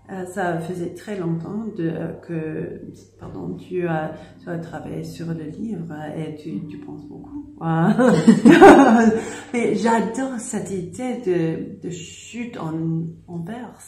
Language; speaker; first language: French; non-native, learner; English